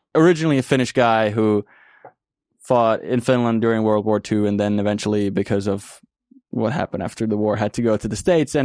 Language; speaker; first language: English; non-native, fluent; Finnish